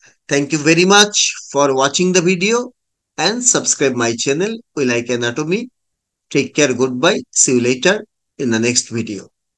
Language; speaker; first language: English; non-native, local second language; Bangla